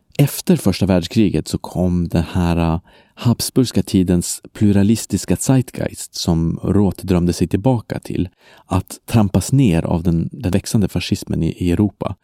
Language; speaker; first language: Swedish; non-native, fluent; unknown